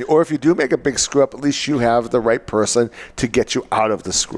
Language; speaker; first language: English; native; English